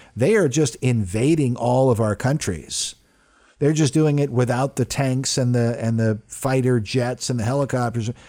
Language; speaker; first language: English; early bilingual, other home language; Italian